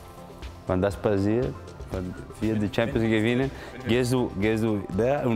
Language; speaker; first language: German; non-native, learner; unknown